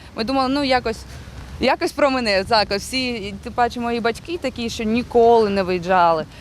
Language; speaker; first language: Ukrainian; non-native, local second language; Russian